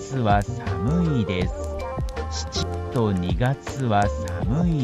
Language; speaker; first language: Japanese; non-native, learner; English